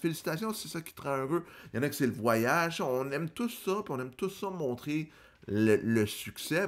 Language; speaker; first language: French; native; French